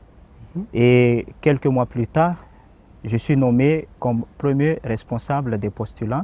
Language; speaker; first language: French; non-native, local second language; Malagasy